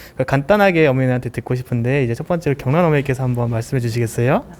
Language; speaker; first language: Korean; native; Korean